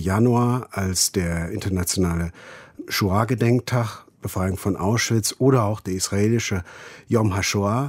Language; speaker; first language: German; native; German